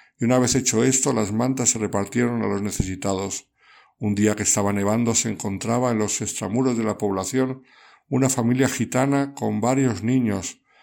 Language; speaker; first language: Spanish; native; Spanish